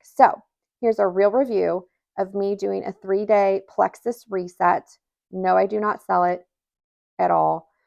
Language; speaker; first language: English; native; English